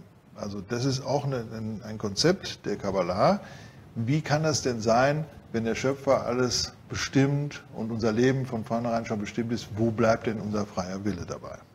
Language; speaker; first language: German; native; German